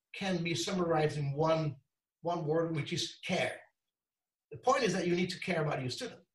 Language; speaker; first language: English; non-native, fluent; Italian